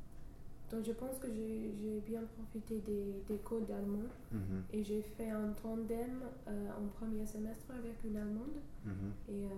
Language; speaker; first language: French; non-native, fluent; English